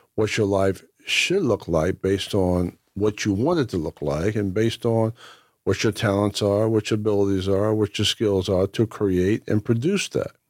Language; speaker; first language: English; native; English